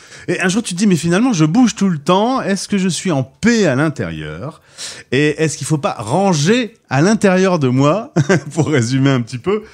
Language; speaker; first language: French; native; French